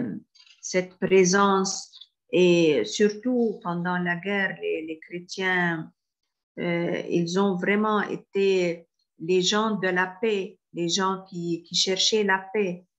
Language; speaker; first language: French; non-native, fluent; Arabic